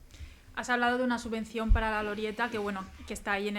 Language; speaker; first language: Spanish; native; Spanish